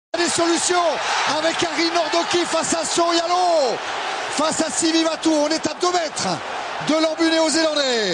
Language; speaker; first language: French; native; French